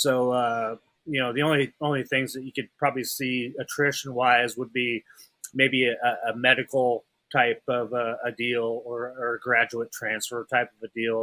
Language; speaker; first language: English; native; English